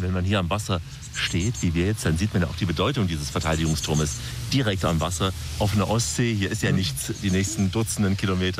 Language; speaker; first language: German; native; German